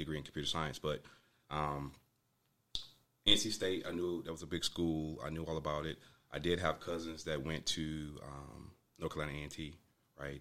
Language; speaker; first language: English; native; English